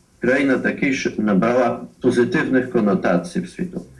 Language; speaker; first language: Ukrainian; non-native, fluent; Polish